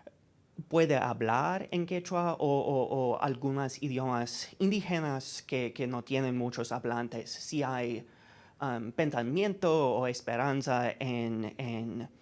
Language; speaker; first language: Spanish; non-native, learner; English